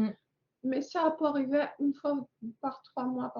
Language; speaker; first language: French; non-native, fluent; Greek